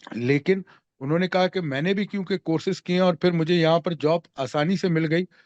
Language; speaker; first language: Urdu; native; Urdu